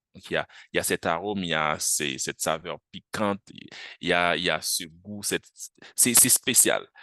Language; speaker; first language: French; non-native, local second language; Haitian Creole